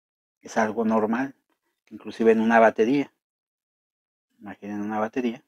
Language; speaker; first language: Spanish; native; Spanish